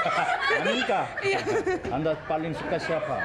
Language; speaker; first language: Indonesian; non-native, learner; Korean